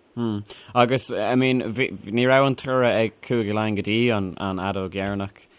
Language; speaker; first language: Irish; non-native, local second language; English